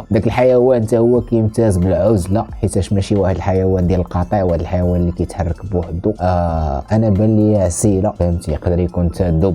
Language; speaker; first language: Arabic; native; Arabic